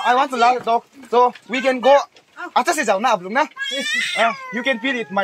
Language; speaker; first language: English; non-native, learner; Adi